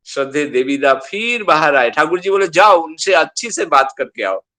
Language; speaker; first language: Hindi; non-native, local second language; Bangla